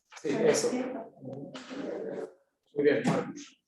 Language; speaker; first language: Spanish; non-native, fluent; Polish